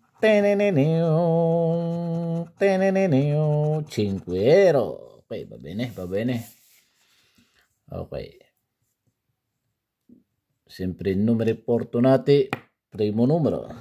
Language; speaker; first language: Italian; non-native, learner; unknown